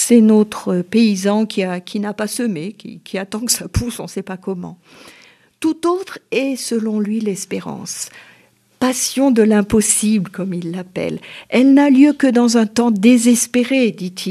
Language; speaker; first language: French; native; French